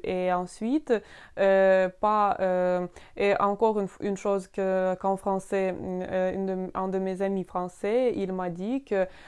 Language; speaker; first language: French; non-native, fluent; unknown